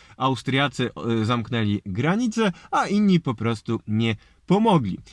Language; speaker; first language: Polish; native; Polish